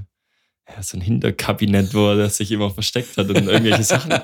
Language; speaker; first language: German; native; German